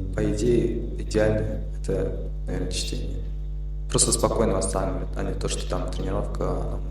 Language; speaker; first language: Russian; non-native, local second language; Kazakh